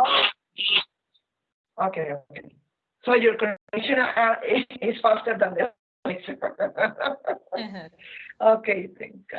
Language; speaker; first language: English; non-native, fluent; Spanish